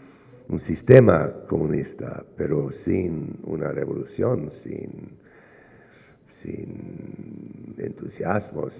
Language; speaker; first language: Spanish; non-native, fluent; English